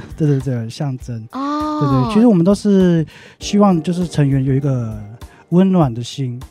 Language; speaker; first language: Chinese; native; Chinese